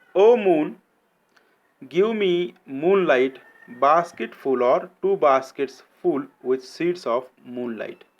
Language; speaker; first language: English; non-native, local second language; Marathi